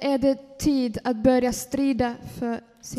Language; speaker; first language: Swedish; non-native, fluent; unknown